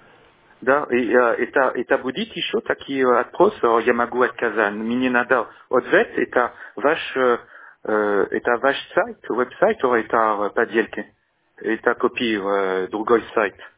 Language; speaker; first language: Russian; non-native, learner; French